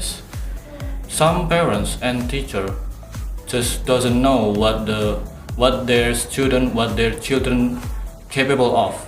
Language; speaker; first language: English; non-native, learner; Indonesian